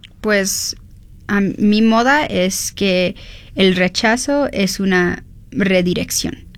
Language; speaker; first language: Spanish; early bilingual, heritage; Spanish